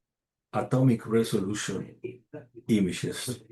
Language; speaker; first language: English; non-native, fluent; Spanish